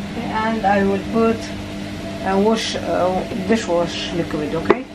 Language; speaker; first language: English; non-native, learner; Arabic